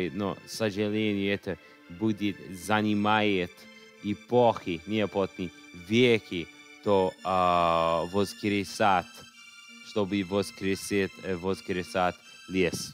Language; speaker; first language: Russian; non-native, learner; English